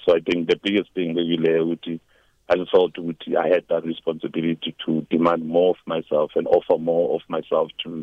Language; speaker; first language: English; non-native, local second language; Zulu